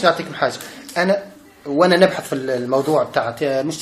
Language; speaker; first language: Arabic; native; Arabic